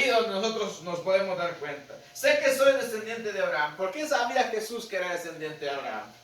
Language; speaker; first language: Spanish; native; Spanish